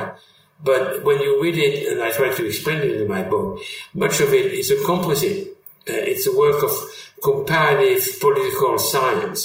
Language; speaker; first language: English; non-native, fluent; French